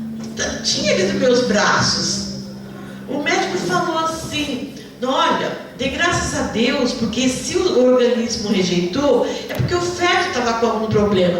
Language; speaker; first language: Portuguese; native; Portuguese